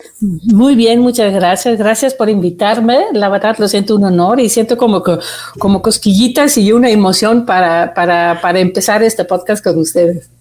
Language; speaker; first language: Spanish; non-native, fluent; Dutch